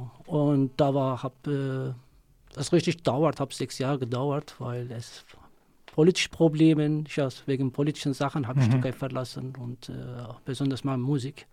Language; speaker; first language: German; non-native, learner; Kurdish